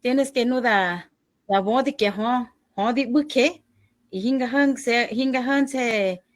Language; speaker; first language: Spanish; non-native, local second language; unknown